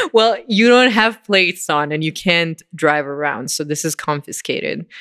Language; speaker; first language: English; non-native, fluent; Italian